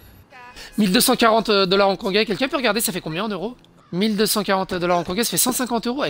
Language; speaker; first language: French; native; French